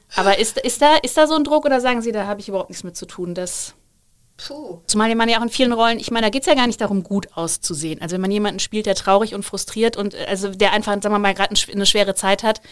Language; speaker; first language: German; native; German